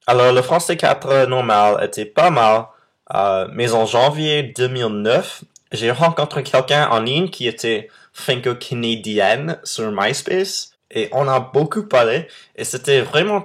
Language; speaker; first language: French; non-native, fluent; English